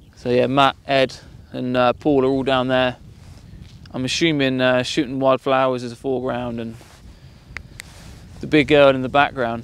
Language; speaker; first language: English; native; English